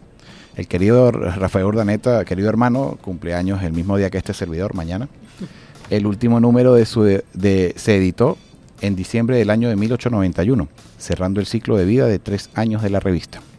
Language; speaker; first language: Spanish; native; Spanish